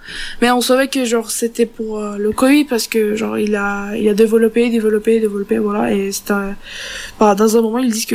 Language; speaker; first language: French; non-native, learner; Turkish